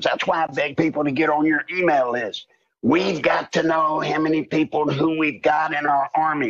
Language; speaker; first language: English; native; English